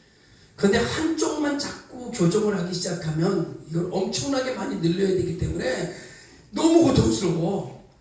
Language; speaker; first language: Korean; native; Korean